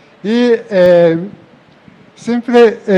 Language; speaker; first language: Spanish; non-native, fluent; Japanese